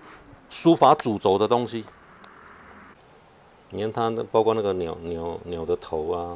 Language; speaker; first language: Chinese; non-native, local second language; Min Nan Chinese